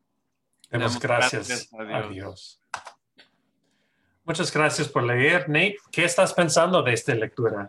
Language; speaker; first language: Spanish; non-native, fluent; English